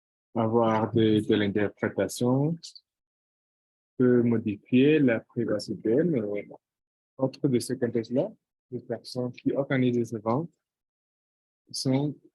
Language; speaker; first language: French; non-native, fluent; Portuguese